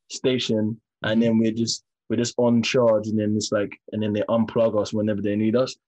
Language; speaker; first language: English; native; English